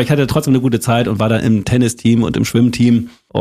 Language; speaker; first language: German; native; German